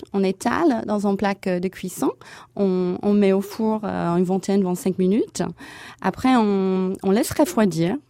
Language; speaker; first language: French; non-native, fluent; English